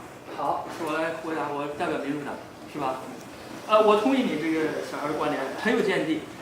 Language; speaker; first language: Chinese; native; Chinese